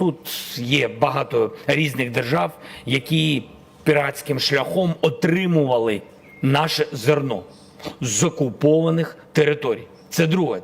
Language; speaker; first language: Ukrainian; non-native, local second language; Russian